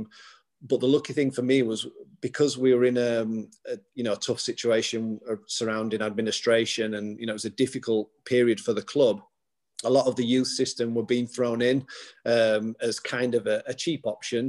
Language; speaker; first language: English; native; English